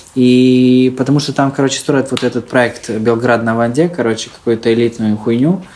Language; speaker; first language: Russian; early bilingual, heritage; Serbian